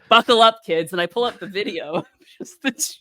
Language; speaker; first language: English; native; English